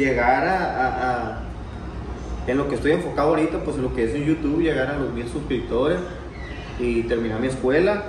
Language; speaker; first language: Spanish; native; Spanish